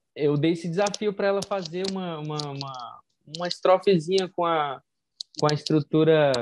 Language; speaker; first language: Portuguese; native; Portuguese